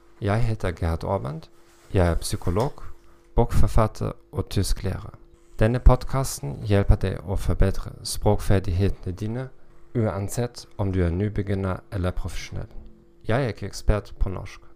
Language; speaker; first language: Norwegian; non-native, learner; German